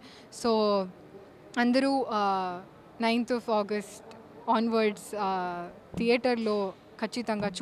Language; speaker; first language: Telugu; non-native, learner; Kannada